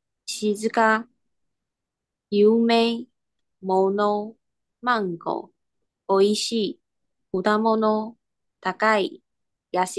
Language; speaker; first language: Japanese; non-native, learner; Chinese